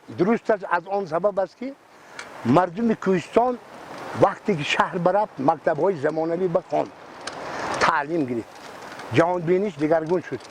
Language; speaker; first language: Tajik; non-native, local second language; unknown